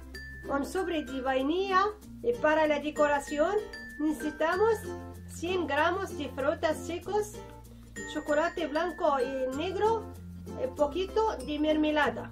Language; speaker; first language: Spanish; non-native, fluent; Arabic